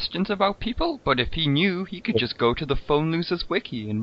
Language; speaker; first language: English; native; English